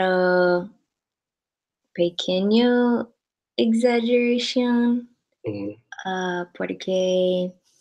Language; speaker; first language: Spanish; non-native, learner; English